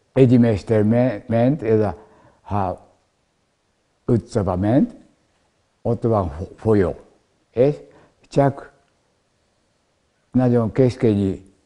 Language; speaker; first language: Hungarian; non-native, learner; Japanese